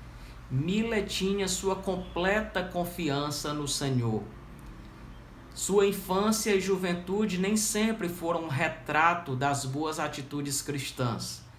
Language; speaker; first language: Portuguese; native; Portuguese